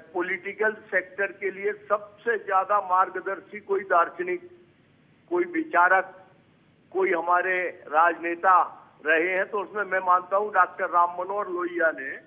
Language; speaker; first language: Hindi; native; Hindi